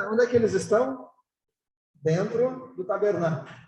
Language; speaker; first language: Portuguese; native; Portuguese